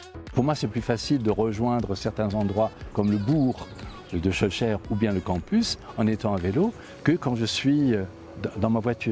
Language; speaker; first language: French; native; French